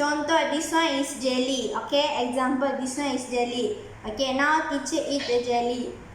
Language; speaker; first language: English; non-native, learner; Malay